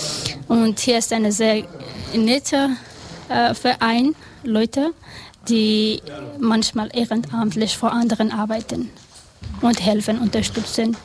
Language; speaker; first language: German; non-native, learner; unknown